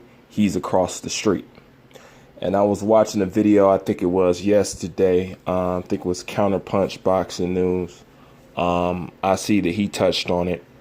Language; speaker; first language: English; native; English